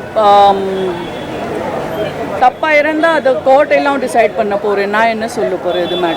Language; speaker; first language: Tamil; non-native, local second language; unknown